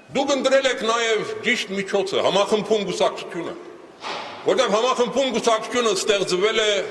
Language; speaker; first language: Armenian; early bilingual, heritage; Armenian